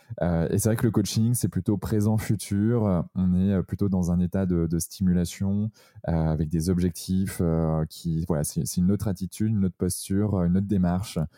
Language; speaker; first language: French; native; French